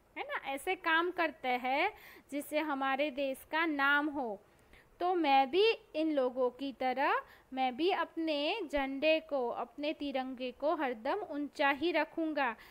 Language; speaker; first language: Hindi; non-native, local second language; Gujarati